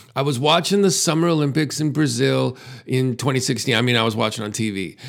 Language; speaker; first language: English; native; English